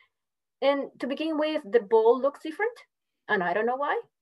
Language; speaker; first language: English; non-native, fluent; Spanish